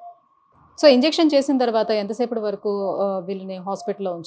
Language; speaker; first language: Telugu; native; Telugu